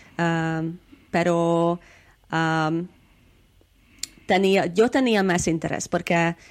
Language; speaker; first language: Spanish; non-native, learner; Hungarian